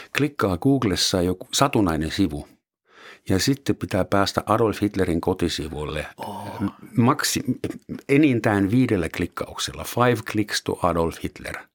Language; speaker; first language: Finnish; non-native, fluent; German